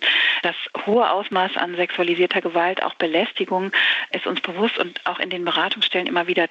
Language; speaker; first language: German; native; German